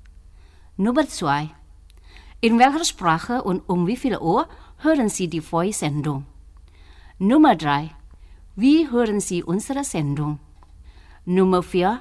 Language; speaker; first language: German; non-native, fluent; Indonesian